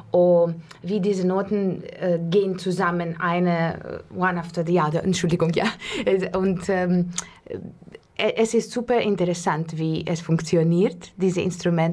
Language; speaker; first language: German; non-native, learner; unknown